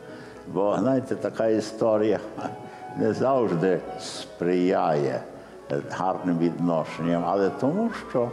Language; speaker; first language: Ukrainian; early bilingual, heritage; Ukrainian